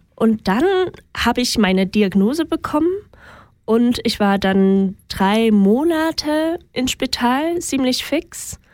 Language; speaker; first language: German; non-native, fluent; English